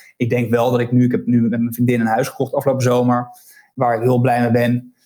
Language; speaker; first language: Dutch; native; Dutch